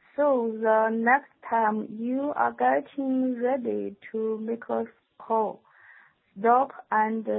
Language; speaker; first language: English; non-native, learner; Chinese